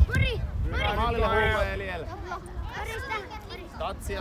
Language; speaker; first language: Finnish; native; Finnish